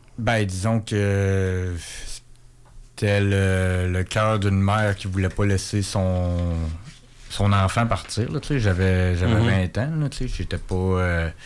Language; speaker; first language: French; native; French